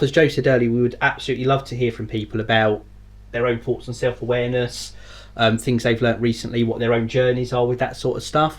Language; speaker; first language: English; native; English